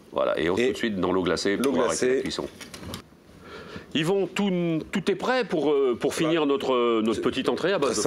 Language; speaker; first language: French; native; French